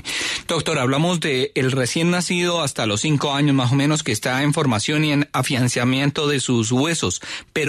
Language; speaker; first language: Spanish; native; Spanish